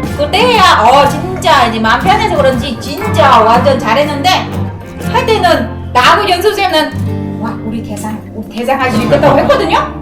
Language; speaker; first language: Korean; non-native, fluent; Vietnamese